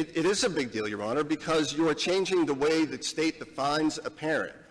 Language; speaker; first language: English; native; English